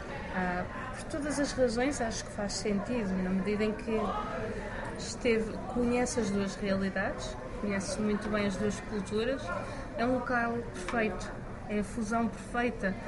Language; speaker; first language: Portuguese; native; Portuguese